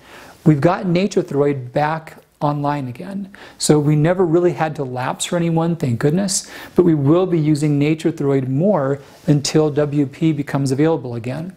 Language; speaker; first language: English; native; English